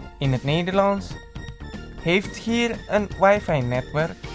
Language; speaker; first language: Dutch; non-native, fluent; Indonesian